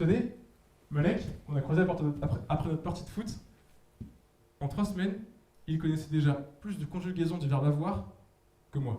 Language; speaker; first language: French; native; French